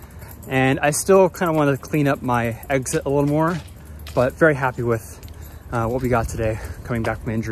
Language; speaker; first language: English; native; English